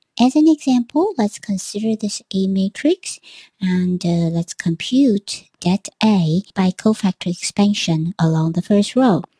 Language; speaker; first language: English; non-native, fluent; Chinese